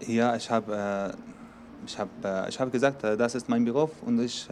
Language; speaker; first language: German; non-native, learner; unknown